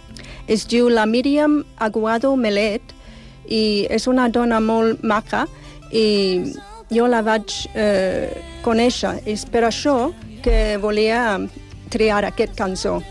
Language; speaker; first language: Catalan; non-native, learner; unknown